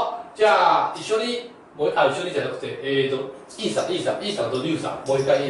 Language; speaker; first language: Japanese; non-native, fluent; Chinese